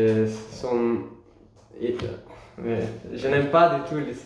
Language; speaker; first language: French; non-native, learner; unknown